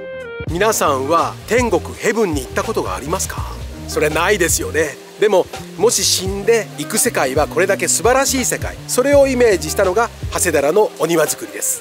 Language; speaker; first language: Japanese; native; Japanese